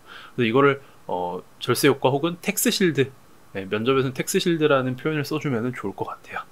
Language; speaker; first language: Korean; native; Korean